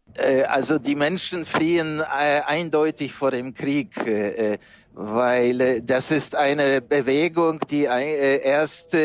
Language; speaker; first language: German; non-native, fluent; Polish